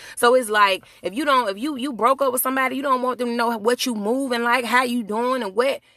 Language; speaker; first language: English; native; English